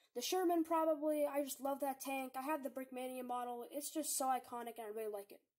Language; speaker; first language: English; native; English